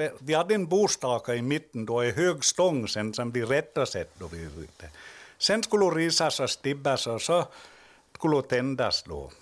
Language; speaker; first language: Swedish; native; Swedish